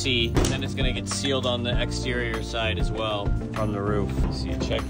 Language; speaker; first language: English; native; English